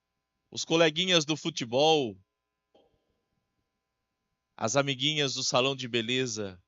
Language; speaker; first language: Portuguese; native; Portuguese